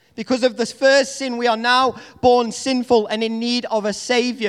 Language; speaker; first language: English; native; English